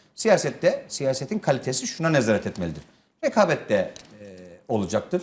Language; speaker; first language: Turkish; native; Turkish